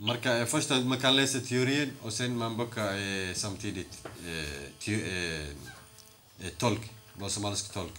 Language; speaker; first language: Swedish; non-native, learner; Somali